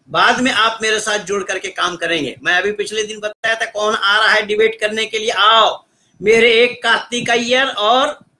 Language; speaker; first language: Hindi; native; Hindi